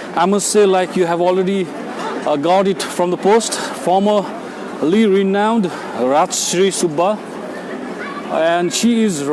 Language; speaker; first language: English; non-native, local second language; Nepali